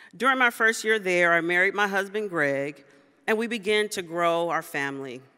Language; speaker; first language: English; native; English